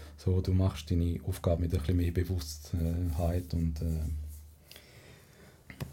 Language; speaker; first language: German; non-native, fluent; Spanish